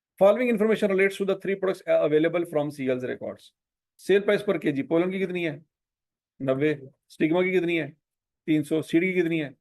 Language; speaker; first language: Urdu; non-native, local second language; Punjabi